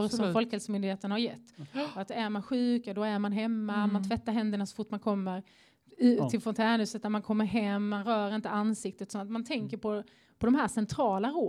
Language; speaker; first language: Swedish; native; Swedish